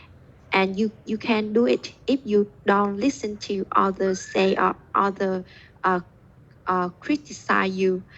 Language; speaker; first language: English; non-native, learner; Vietnamese